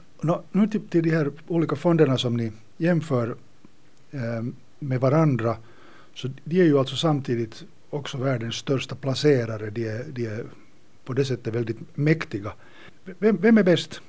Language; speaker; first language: Swedish; native; Swedish